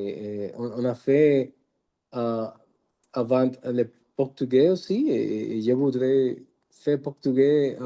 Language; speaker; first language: French; non-native, learner; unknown